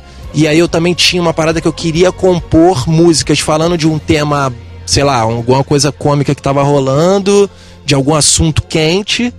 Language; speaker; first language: Portuguese; native; Portuguese